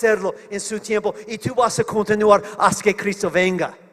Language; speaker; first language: Spanish; non-native, fluent; English